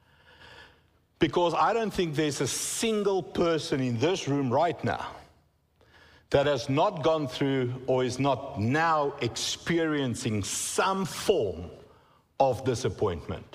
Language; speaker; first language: English; non-native, local second language; Afrikaans